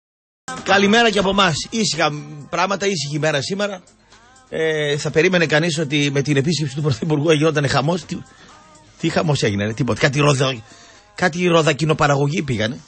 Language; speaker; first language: Greek; native; Greek